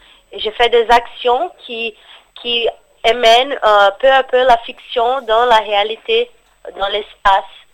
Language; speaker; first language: French; non-native, fluent; Portuguese